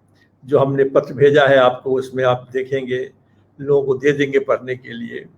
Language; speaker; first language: Hindi; native; Hindi